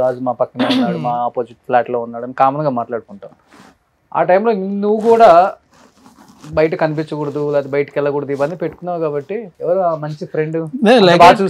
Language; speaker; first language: Telugu; native; Telugu